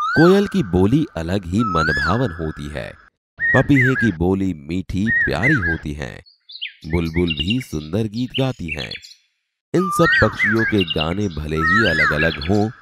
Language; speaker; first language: Hindi; non-native, local second language; Gujarati